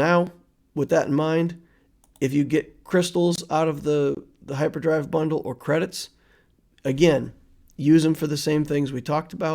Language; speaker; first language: English; native; English